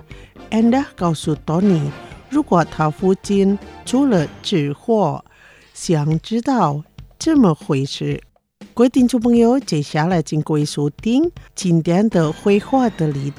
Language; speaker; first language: Chinese; non-native, fluent; Indonesian